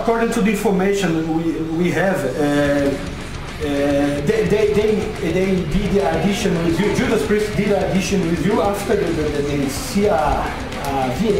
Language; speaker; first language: English; non-native, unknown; Portuguese